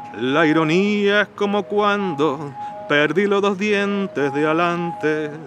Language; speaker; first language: Spanish; early bilingual, heritage; Spanish